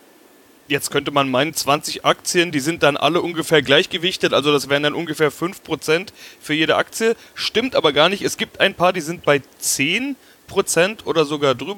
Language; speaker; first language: German; native; German